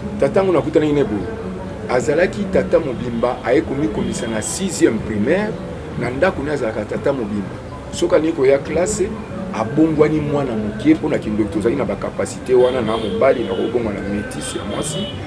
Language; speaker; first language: Lingala; native; Lingala